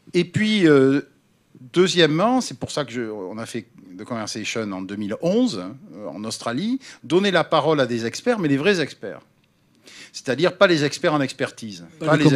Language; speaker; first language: French; native; French